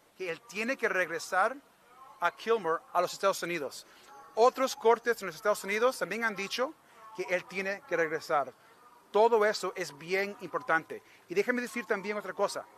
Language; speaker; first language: Spanish; early bilingual, heritage; Spanish